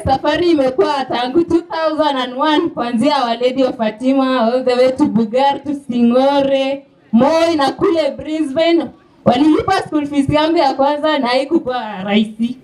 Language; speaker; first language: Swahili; non-native, local second language; Kalenjin